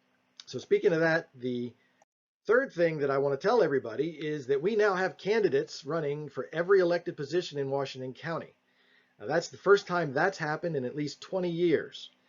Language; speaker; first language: English; native; English